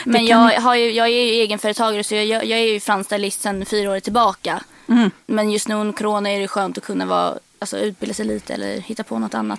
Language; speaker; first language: Swedish; native; Swedish